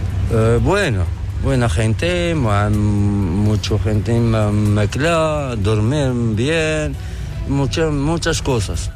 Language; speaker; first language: Spanish; non-native, learner; Arabic